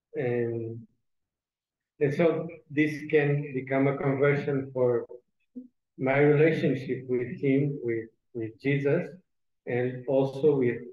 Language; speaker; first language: English; non-native, fluent; Portuguese